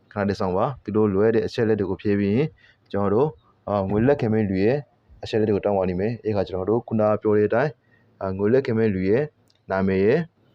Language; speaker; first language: Burmese; native; Burmese